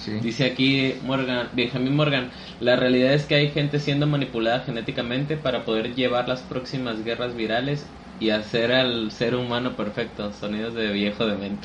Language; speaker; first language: Spanish; native; Spanish